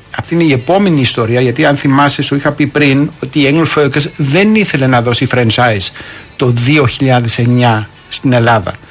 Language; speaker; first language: Greek; early bilingual, heritage; Greek